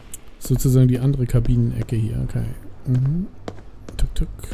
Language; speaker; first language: German; native; German